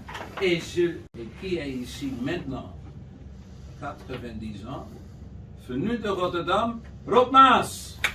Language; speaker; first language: French; non-native, learner; Dutch